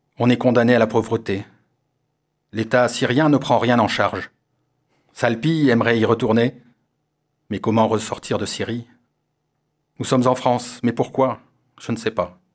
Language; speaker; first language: French; non-native, learner; Armenian